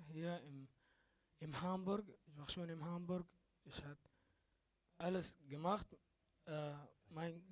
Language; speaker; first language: German; non-native, learner; Arabic